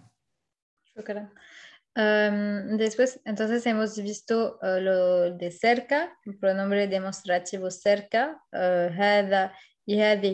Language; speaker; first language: Spanish; non-native, fluent; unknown